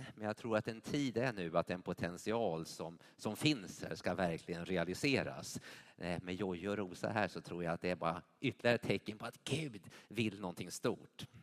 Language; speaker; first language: Swedish; native; Swedish